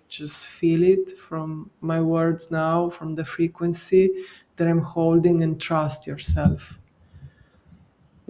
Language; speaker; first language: English; non-native, fluent; Slovenian